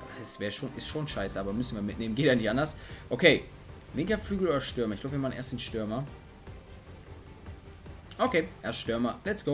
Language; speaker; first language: German; native; German